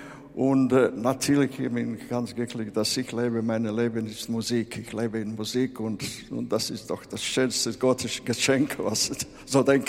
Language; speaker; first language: German; non-native, learner; Latvian